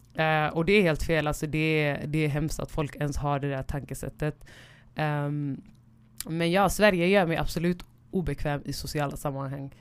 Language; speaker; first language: Swedish; early bilingual, other home language; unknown